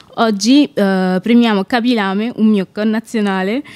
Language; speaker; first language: Italian; non-native, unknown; Wolof